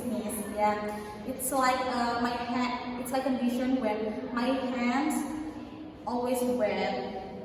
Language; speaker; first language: English; non-native, learner; Indonesian